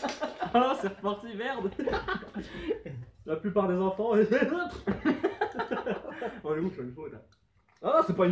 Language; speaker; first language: French; native; French